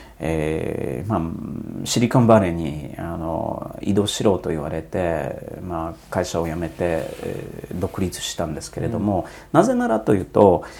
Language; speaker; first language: Japanese; non-native, fluent; Polish